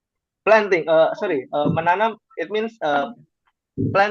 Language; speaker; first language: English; non-native, learner; Indonesian